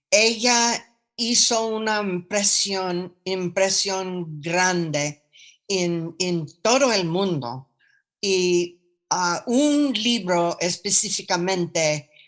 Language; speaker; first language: Spanish; non-native, fluent; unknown